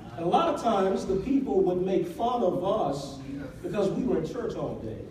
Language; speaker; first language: English; native; English